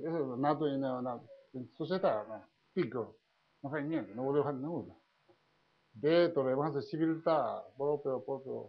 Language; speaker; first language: Italian; non-native, learner; Tibetan